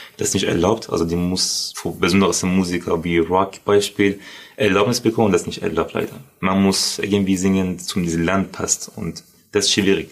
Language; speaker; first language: German; non-native, learner; Persian